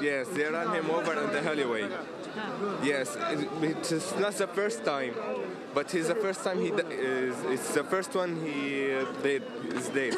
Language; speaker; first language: English; non-native, fluent; Arabic